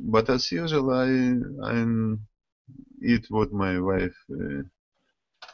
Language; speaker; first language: English; non-native, learner; Russian